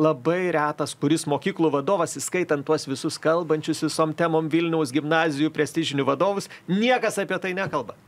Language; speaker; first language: Lithuanian; native; Lithuanian